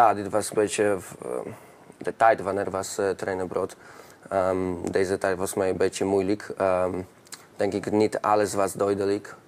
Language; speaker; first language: Dutch; non-native, learner; Polish